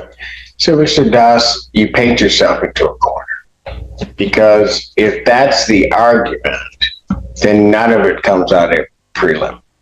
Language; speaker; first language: English; native; English